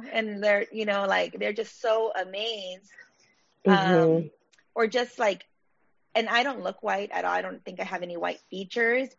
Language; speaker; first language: English; native; English